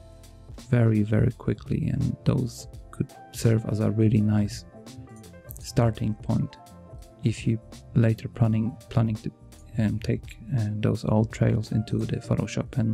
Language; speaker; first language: English; non-native, fluent; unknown